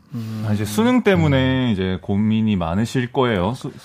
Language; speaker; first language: Korean; native; Korean